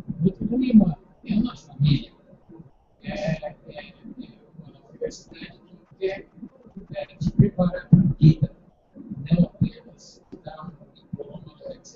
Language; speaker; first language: Portuguese; non-native, fluent; English